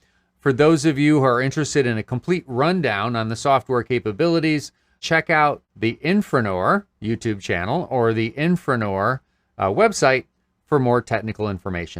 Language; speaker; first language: English; native; English